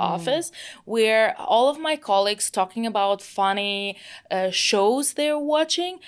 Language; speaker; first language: English; non-native, fluent; Russian